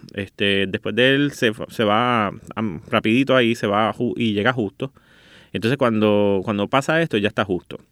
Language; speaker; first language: Spanish; native; Spanish